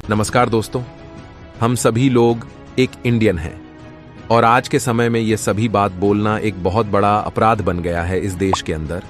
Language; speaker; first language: Hindi; native; Hindi